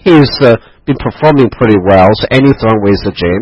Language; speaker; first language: English; non-native, fluent; Chinese